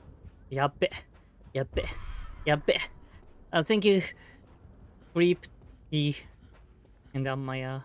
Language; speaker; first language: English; non-native, learner; Japanese